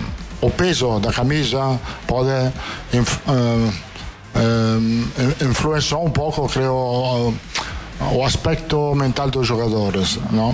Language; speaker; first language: Portuguese; non-native, fluent; Italian